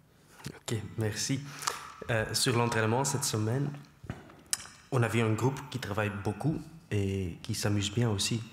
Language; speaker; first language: French; non-native, local second language; Dutch